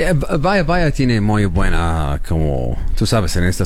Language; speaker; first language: Spanish; non-native, learner; Arabic